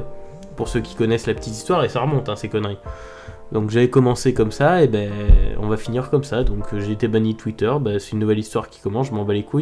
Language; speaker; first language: French; native; French